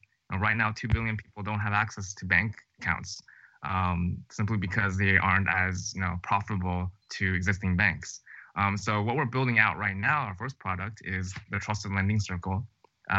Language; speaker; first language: English; native; English